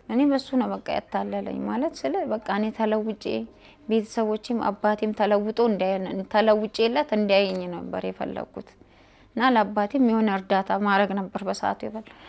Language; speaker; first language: Amharic; native; Amharic